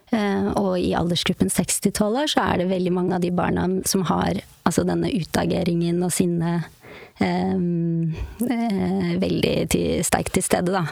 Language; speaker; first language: Norwegian; native; Norwegian